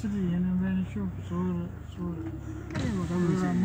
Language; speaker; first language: Arabic; non-native, learner; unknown